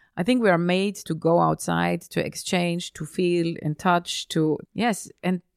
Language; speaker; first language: English; non-native, fluent; German